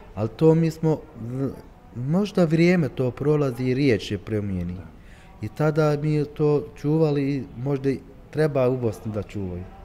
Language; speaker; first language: Croatian; early bilingual, heritage; Turkish